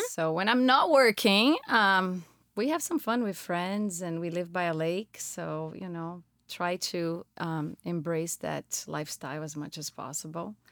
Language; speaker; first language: English; non-native, fluent; Portuguese